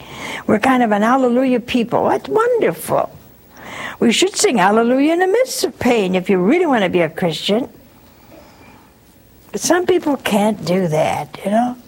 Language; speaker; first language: English; native; English